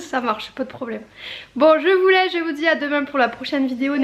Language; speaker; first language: French; native; French